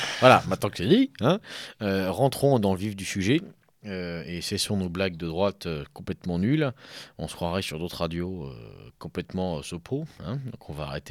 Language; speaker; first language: French; native; French